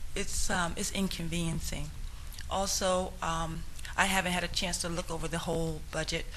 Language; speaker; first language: English; native; English